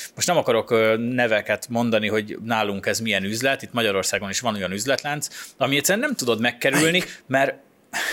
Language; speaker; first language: Hungarian; native; Hungarian